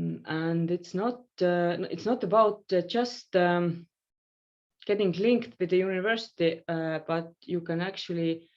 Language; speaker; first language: English; non-native, fluent; Estonian